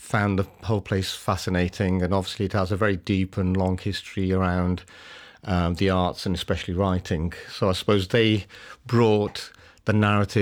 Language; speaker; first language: English; native; English